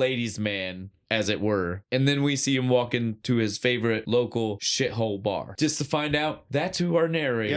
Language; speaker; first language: English; native; English